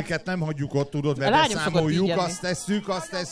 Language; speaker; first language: Hungarian; native; Hungarian